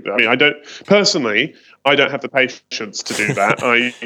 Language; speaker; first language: English; native; English